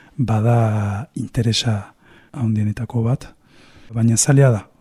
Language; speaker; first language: Basque; non-native, fluent; Spanish